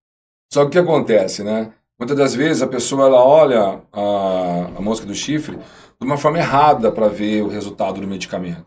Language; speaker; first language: Portuguese; native; Portuguese